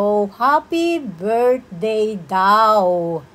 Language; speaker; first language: English; non-native, local second language; Filipino